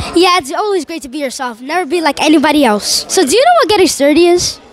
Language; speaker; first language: English; native; English